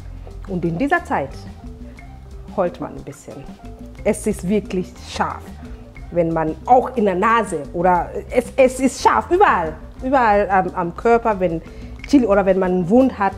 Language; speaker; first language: German; non-native, fluent; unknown